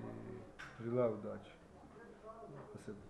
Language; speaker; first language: Russian; non-native, fluent; Georgian